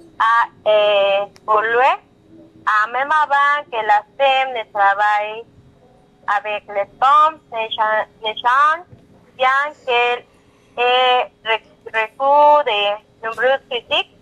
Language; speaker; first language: French; non-native, learner; Spanish